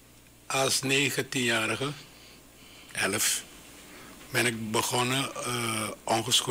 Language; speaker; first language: Dutch; non-native, local second language; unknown